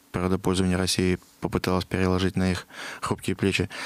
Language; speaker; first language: Russian; native; Russian